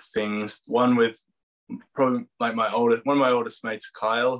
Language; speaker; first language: English; native; English